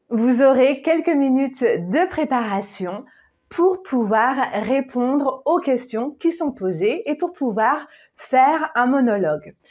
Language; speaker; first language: French; native; French